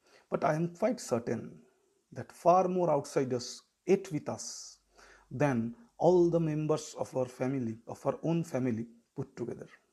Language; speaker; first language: English; non-native, local second language; Bangla